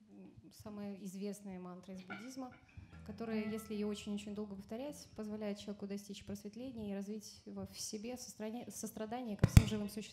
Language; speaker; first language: Russian; native; Russian